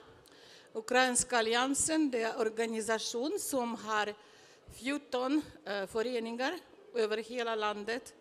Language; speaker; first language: Swedish; non-native, fluent; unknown